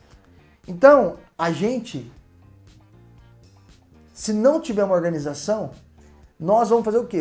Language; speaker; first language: Portuguese; native; Portuguese